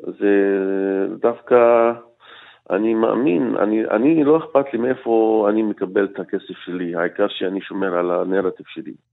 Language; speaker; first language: Hebrew; non-native, local second language; Arabic